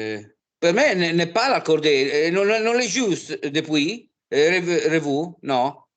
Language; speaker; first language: French; non-native, learner; Italian